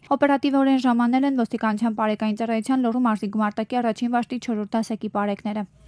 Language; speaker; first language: Armenian; native; Armenian